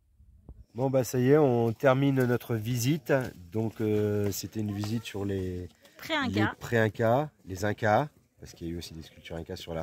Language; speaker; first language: French; native; French